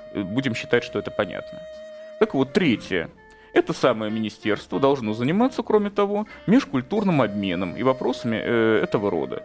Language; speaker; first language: Russian; native; Russian